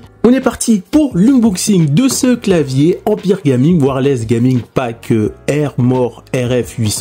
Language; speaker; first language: French; native; French